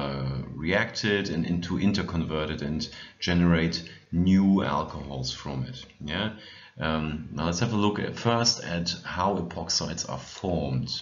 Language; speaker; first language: English; non-native, fluent; German